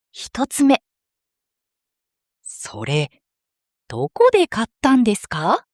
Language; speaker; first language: Japanese; non-native, fluent; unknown